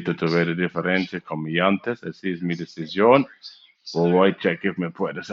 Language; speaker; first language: Spanish; non-native, learner; English